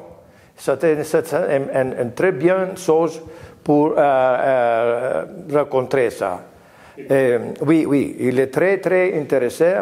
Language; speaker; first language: French; non-native, learner; Greek